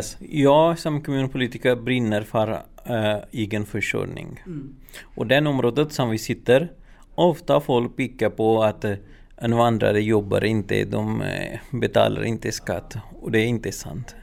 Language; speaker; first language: Swedish; non-native, learner; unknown